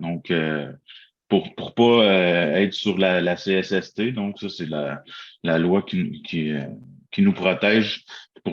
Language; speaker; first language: French; native; French